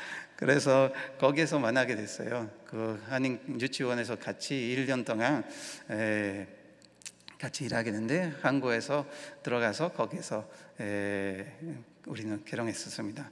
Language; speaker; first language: Korean; non-native, learner; Spanish